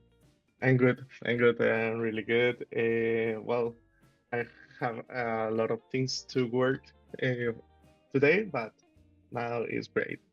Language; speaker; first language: English; non-native, learner; Spanish